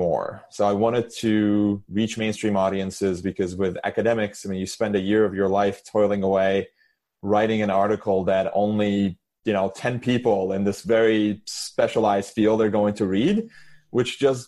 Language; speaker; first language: English; non-native, fluent; Turkish